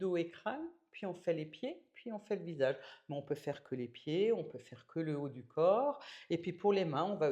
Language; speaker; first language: French; native; French